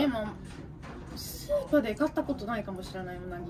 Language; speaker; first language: Japanese; non-native, fluent; Italian